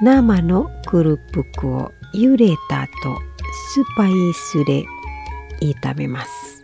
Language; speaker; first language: Japanese; non-native, fluent; Indonesian